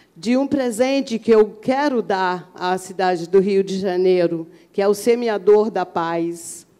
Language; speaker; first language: Portuguese; early bilingual, other home language; Arabic